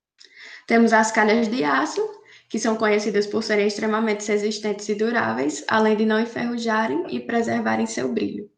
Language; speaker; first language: Portuguese; native; Portuguese